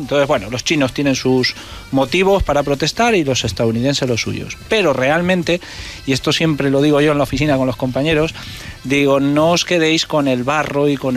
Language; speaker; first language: Spanish; native; Spanish